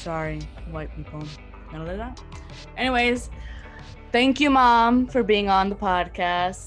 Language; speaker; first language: English; early bilingual, other home language; Spanish